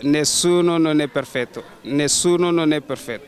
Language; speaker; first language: Italian; non-native, fluent; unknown